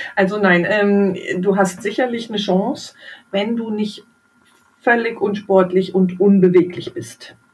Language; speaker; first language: German; native; German